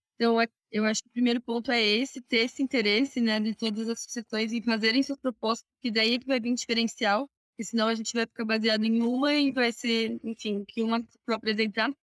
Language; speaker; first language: Portuguese; native; Portuguese